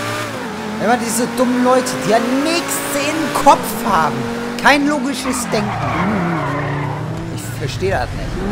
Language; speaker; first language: German; native; German